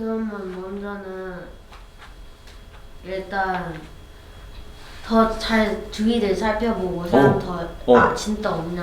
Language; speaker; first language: Korean; early bilingual, heritage; Korean